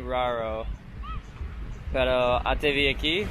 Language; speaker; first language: Spanish; non-native, learner; English